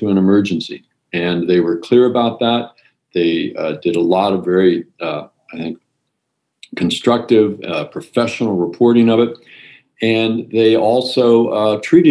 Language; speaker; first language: English; native; English